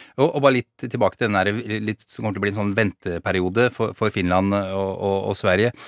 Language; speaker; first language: Norwegian; native; Norwegian